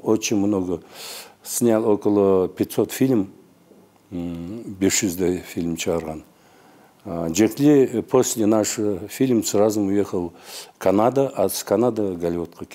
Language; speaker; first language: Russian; non-native, local second language; Kyrgyz